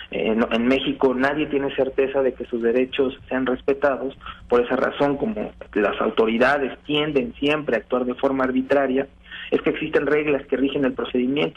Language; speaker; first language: Spanish; native; Spanish